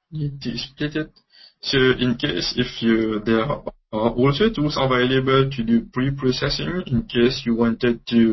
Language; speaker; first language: English; non-native, local second language; Morisyen